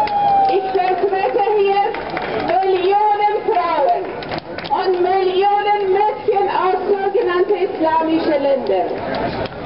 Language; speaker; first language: German; non-native, fluent; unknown